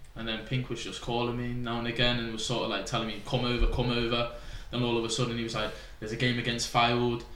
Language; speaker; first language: English; native; English